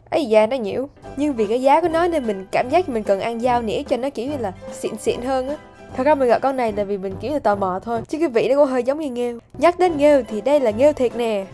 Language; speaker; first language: Vietnamese; early bilingual, heritage; Vietnamese